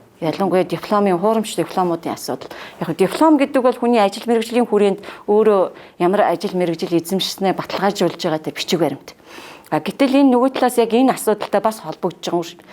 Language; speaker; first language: Mongolian; native; Mongolian